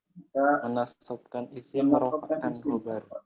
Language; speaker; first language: Indonesian; native; Indonesian